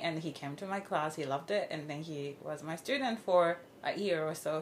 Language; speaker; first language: English; non-native, fluent; Japanese